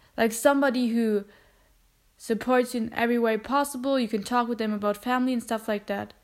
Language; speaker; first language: English; non-native, fluent; German